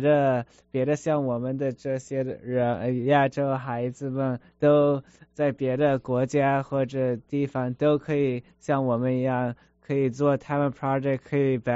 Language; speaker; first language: Chinese; early bilingual, heritage; Chinese